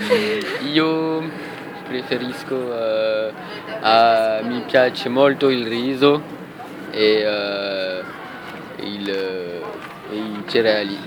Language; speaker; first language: Italian; non-native, learner; French